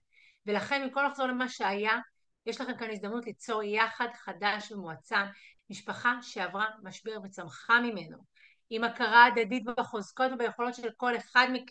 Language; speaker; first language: Hebrew; native; Hebrew